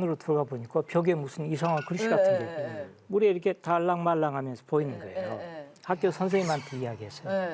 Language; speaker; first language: Korean; native; Korean